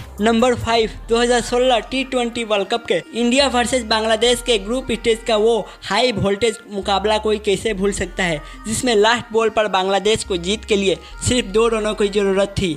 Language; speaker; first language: Hindi; native; Hindi